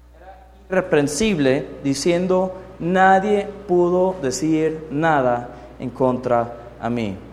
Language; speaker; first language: Spanish; non-native, fluent; English